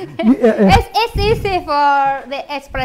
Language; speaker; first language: English; non-native, learner; Spanish